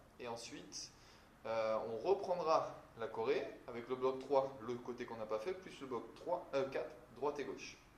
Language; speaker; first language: French; native; French